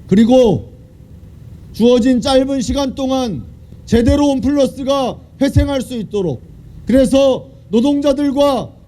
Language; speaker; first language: Korean; native; Korean